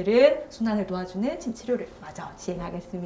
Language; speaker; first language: Korean; native; Korean